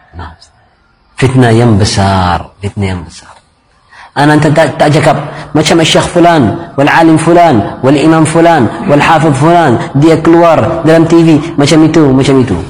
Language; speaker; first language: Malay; non-native, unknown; Arabic